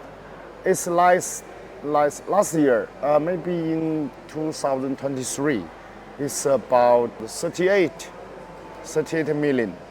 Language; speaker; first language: English; non-native, learner; Chinese